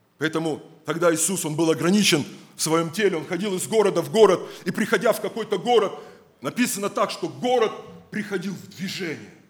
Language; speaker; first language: Russian; native; Russian